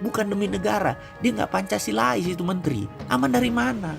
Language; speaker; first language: Indonesian; native; Indonesian